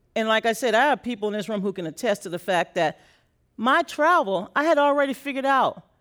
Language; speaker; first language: English; native; English